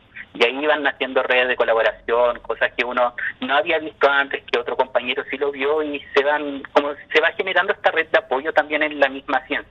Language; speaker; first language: Spanish; native; Spanish